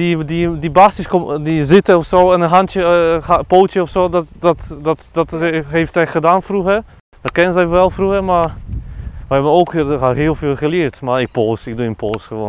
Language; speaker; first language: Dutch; non-native, learner; Polish